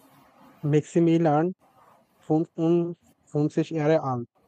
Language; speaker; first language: German; non-native, learner; Bangla